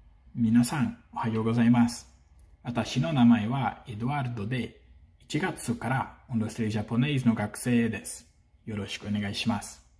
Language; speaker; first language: Japanese; non-native, learner; Portuguese